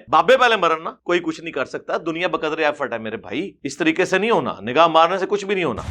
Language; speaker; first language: Urdu; non-native, local second language; Punjabi